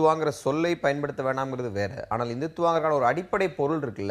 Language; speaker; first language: Tamil; native; Tamil